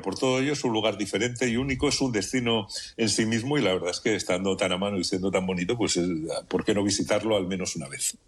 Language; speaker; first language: Spanish; native; Spanish